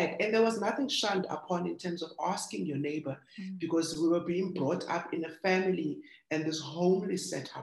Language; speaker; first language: English; non-native, local second language; Xhosa